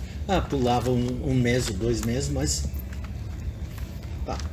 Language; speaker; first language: Portuguese; non-native, fluent; English